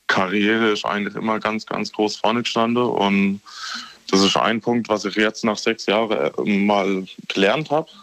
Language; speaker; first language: German; native; German